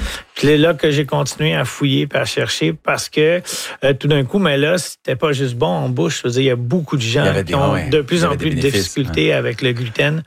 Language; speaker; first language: French; native; French